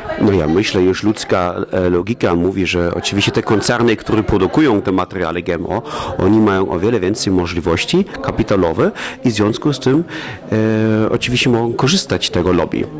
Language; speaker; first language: Polish; non-native, fluent; German